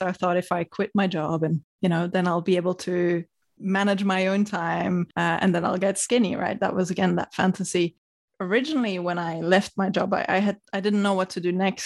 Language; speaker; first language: English; non-native, fluent; Dutch